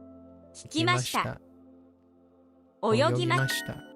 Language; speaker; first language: Japanese; non-native, learner; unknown